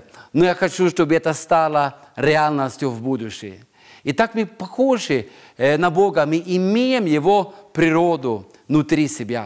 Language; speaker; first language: Russian; non-native, fluent; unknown